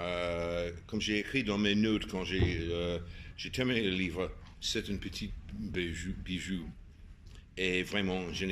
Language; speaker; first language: French; non-native, fluent; English